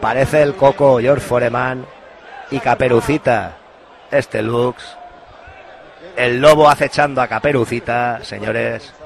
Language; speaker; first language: Spanish; native; Spanish